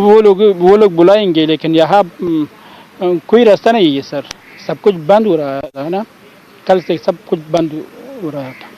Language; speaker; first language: Hindi; non-native, learner; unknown